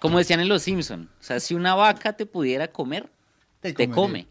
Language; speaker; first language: Spanish; native; Spanish